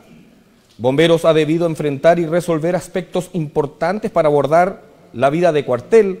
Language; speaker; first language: Spanish; native; Spanish